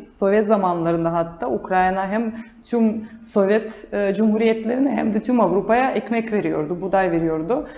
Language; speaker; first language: Turkish; non-native, fluent; Russian